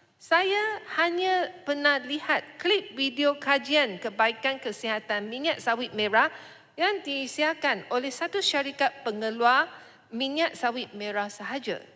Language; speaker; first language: Malay; non-native, local second language; Chinese